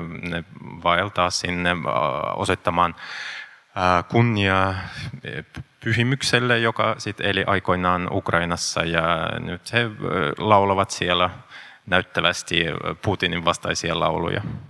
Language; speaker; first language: Finnish; non-native, fluent; Russian